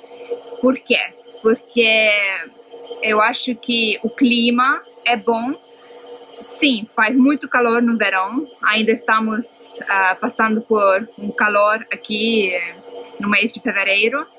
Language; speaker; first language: Portuguese; non-native, fluent; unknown